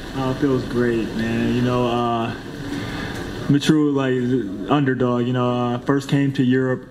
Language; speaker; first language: English; native; English